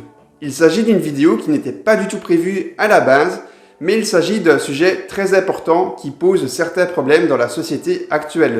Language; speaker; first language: French; native; French